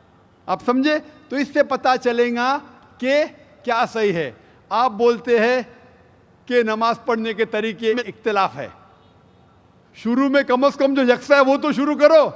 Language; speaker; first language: Hindi; native; Hindi